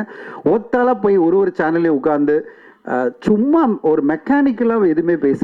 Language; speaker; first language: Tamil; native; Tamil